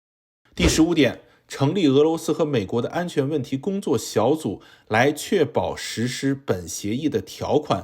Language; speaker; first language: Chinese; native; Chinese